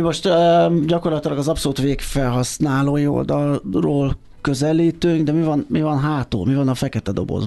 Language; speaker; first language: Hungarian; native; Hungarian